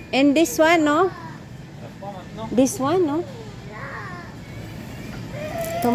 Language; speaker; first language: English; non-native, local second language; Filipino